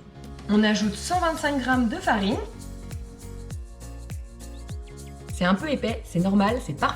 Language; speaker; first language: French; native; French